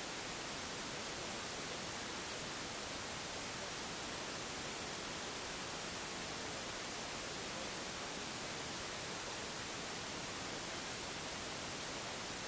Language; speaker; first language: Russian; native; Russian